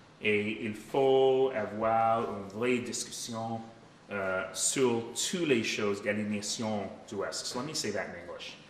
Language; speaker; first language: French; non-native, local second language; English